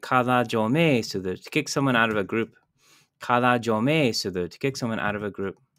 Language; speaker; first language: English; native; English